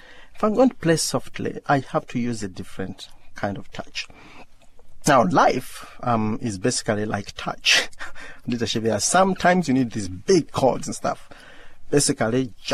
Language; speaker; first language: English; non-native, local second language; Ganda